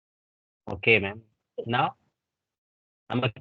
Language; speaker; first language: English; non-native, learner; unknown